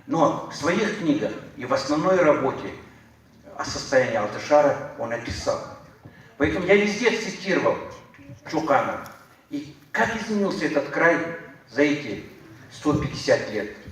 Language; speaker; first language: Russian; non-native, local second language; Uyghur